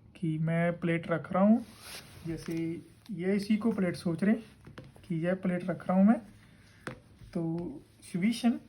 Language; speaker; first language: Hindi; non-native, local second language; Punjabi